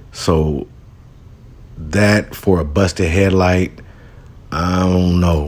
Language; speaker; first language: English; native; English